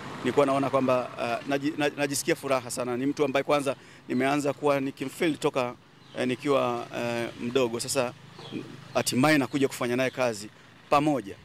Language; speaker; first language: Swahili; native; Swahili